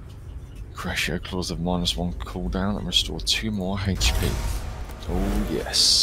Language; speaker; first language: English; native; English